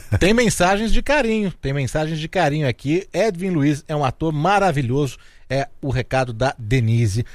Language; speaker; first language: Portuguese; native; Portuguese